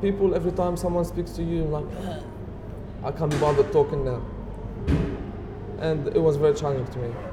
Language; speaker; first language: English; non-native, fluent; Arabic